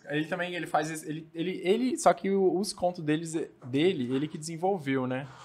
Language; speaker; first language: Portuguese; native; Portuguese